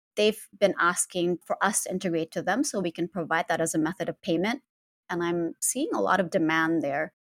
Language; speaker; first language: English; non-native, fluent; Indonesian